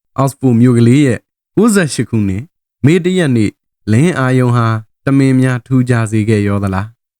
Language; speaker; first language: Burmese; native; Burmese